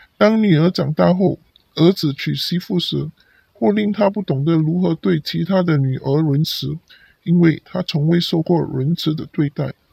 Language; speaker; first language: Chinese; non-native, local second language; Cantonese